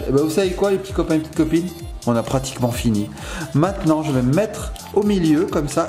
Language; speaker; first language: French; native; French